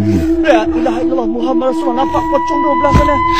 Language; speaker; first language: Malay; native; Malay